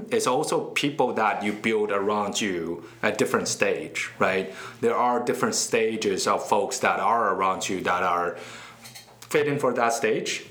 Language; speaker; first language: English; non-native, fluent; Chinese